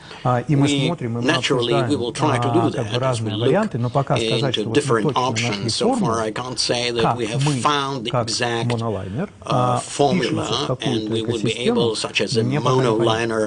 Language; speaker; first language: Russian; native; Russian